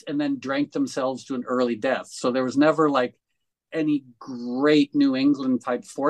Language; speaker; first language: English; native; English